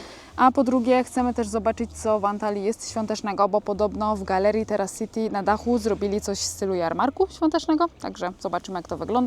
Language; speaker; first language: Polish; native; Polish